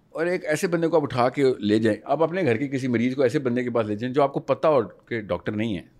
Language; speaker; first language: Urdu; native; Urdu